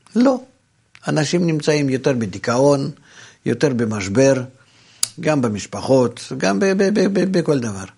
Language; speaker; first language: Hebrew; non-native, fluent; Russian